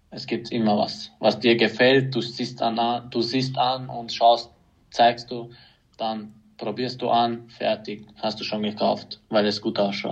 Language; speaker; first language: German; non-native, fluent; Hungarian